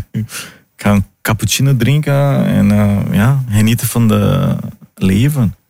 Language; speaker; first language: Dutch; non-native, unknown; Portuguese